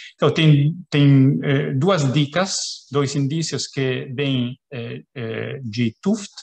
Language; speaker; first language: Portuguese; non-native, fluent; Italian